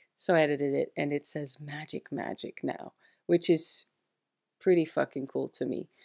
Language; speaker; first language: English; non-native, fluent; French